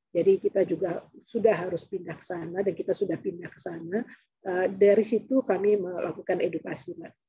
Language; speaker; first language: Indonesian; native; Indonesian